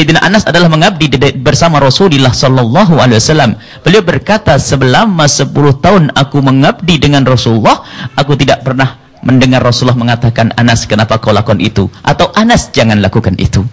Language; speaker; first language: Indonesian; native; Indonesian